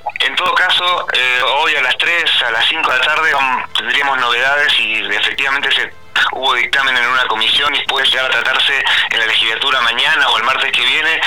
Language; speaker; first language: Spanish; native; Spanish